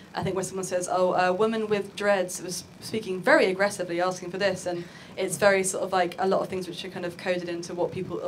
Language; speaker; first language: English; native; English